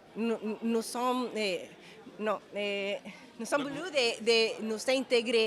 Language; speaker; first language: French; non-native, fluent; Spanish